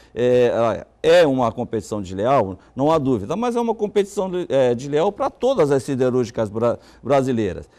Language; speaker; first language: Portuguese; native; Portuguese